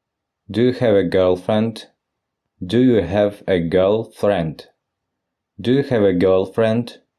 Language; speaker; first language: English; non-native, fluent; Russian